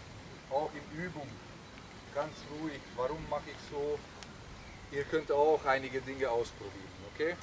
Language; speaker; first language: German; non-native, learner; Hungarian